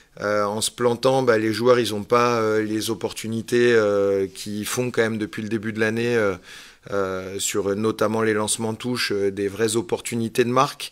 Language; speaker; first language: French; native; French